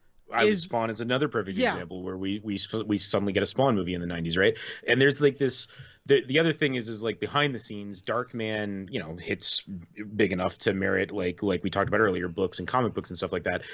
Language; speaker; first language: English; native; English